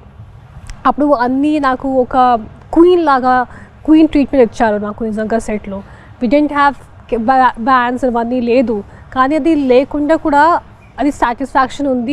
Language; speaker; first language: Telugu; non-native, fluent; Hindi